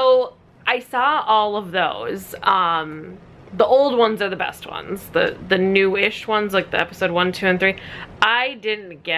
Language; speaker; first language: English; native; English